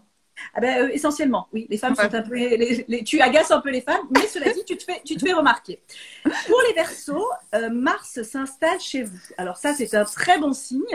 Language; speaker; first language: French; native; French